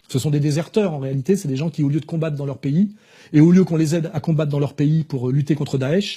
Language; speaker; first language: French; native; French